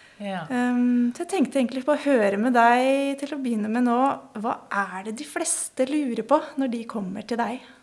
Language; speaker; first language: Norwegian; native; Norwegian